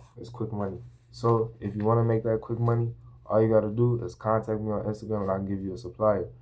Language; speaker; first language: English; native; English